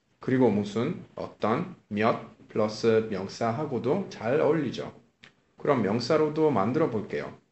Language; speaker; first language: Korean; non-native, fluent; Italian